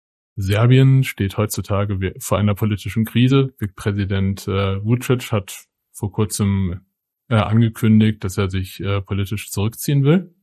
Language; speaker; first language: German; native; German